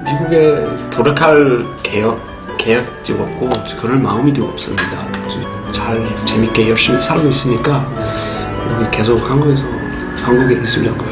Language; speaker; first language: Korean; non-native, fluent; English